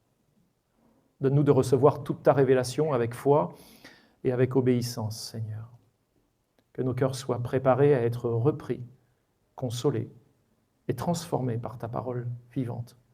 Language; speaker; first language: French; native; French